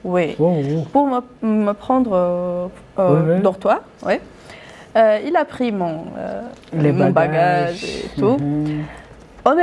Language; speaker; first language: French; non-native, local second language; Arabic